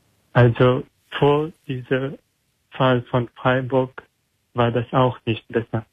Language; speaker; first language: German; non-native, learner; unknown